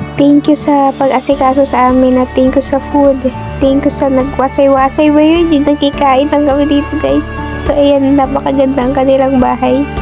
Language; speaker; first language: Filipino; non-native, local second language; Hiligaynon